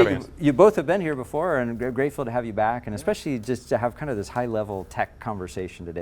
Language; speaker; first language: English; native; English